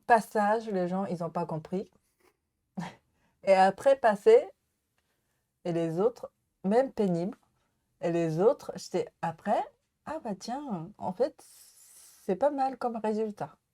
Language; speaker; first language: French; non-native, learner; Japanese